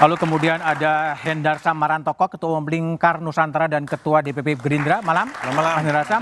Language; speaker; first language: Indonesian; native; Indonesian